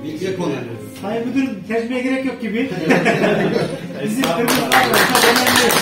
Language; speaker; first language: Turkish; non-native, learner; Kyrgyz